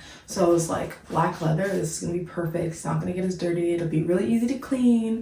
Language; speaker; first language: English; native; English